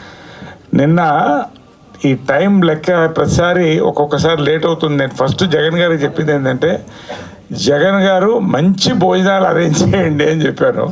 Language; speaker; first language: Telugu; native; Telugu